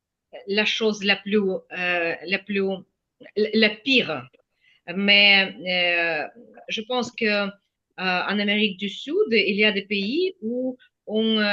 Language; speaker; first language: French; non-native, fluent; Ukrainian